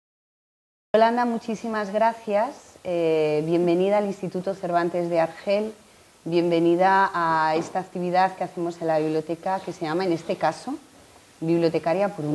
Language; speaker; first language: Spanish; native; Spanish